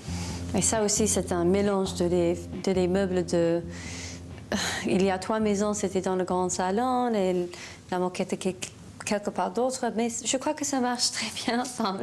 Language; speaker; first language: French; non-native, learner; English